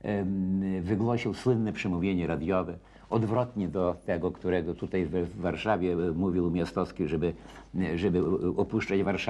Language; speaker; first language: Polish; native; Polish